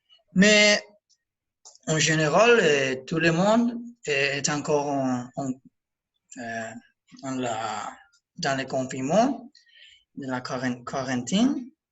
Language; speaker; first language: French; non-native, learner; Spanish